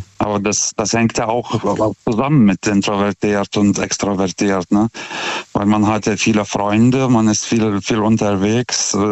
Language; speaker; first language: German; non-native, fluent; Lithuanian